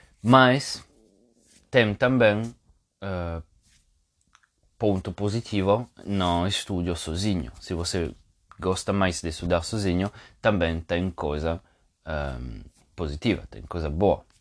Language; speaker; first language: Portuguese; non-native, fluent; Italian